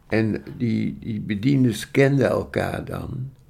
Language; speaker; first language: Dutch; early bilingual, other home language; Indonesian